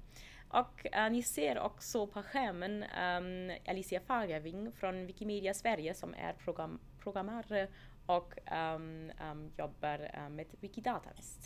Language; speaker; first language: Swedish; non-native, fluent; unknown